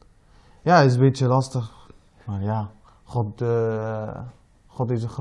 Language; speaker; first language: Dutch; non-native, learner; Arabic